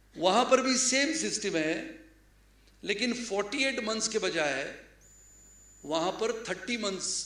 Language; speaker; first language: Hindi; non-native, local second language; Marathi